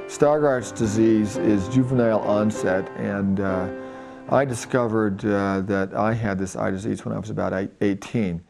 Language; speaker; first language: English; native; English